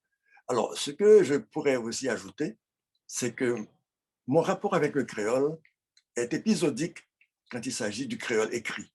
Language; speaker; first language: French; non-native, local second language; Haitian Creole